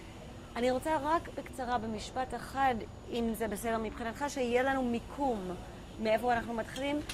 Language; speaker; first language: Hebrew; native; Hebrew